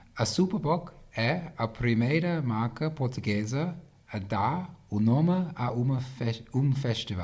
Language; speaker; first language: Portuguese; non-native, learner; English